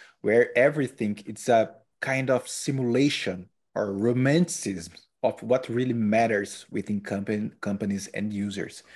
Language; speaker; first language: English; non-native, learner; Portuguese